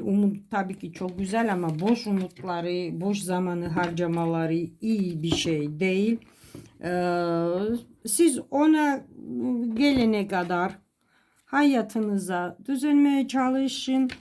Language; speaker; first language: Turkish; non-native, fluent; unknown